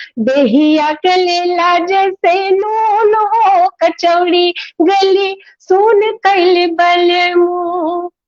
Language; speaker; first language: Hindi; native; Hindi